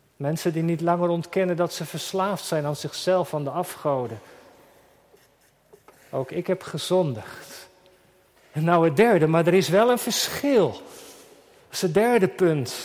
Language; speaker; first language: Dutch; native; Dutch